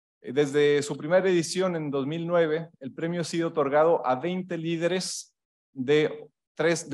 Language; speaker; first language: Spanish; native; Spanish